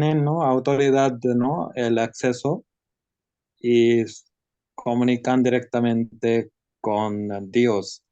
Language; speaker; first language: Spanish; non-native, learner; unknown